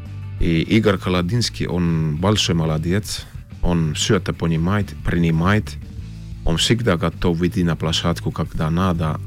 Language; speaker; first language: Russian; non-native, learner; Finnish